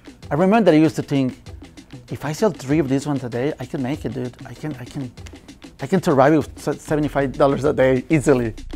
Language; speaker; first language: English; non-native, fluent; Spanish